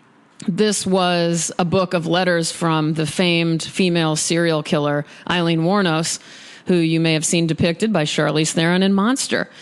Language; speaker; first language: English; native; English